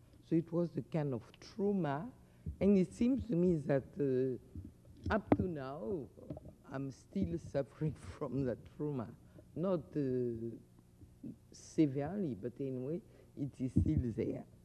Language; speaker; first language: English; non-native, fluent; French